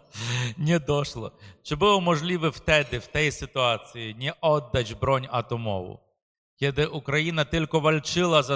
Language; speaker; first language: Polish; non-native, fluent; Ukrainian